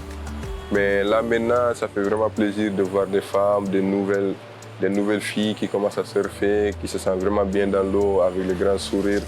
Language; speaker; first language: French; non-native, local second language; Wolof